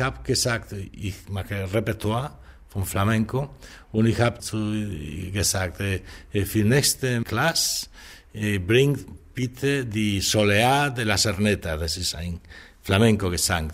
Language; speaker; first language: German; non-native, learner; Spanish